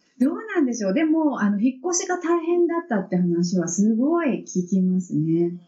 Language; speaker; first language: Japanese; native; Japanese